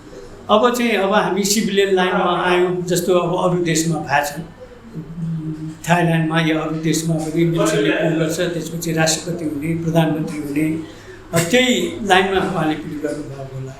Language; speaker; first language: Nepali; native; Nepali